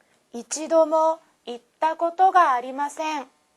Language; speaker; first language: Japanese; non-native, fluent; Korean